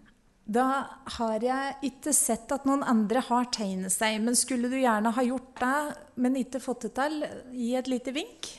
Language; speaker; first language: Norwegian; native; Norwegian